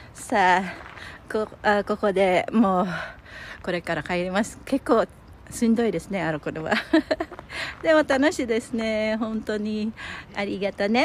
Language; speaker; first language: Japanese; non-native, fluent; Filipino